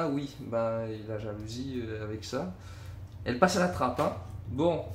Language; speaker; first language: French; native; French